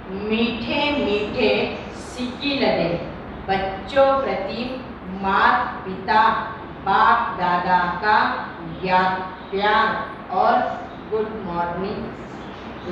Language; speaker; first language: Hindi; non-native, local second language; Marathi